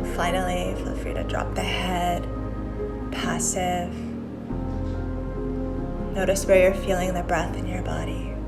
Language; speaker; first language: English; native; English